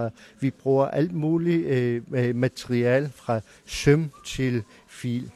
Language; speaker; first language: Danish; non-native, local second language; Kalaallisut